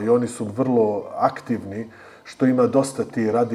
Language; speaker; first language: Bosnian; early bilingual, heritage; Bosnian